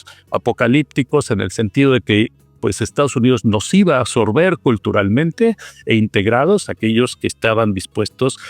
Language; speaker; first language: Spanish; native; Spanish